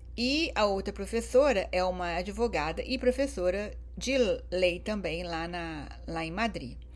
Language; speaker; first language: Portuguese; native; Portuguese